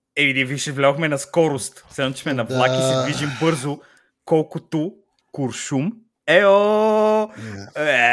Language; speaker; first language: Bulgarian; native; Bulgarian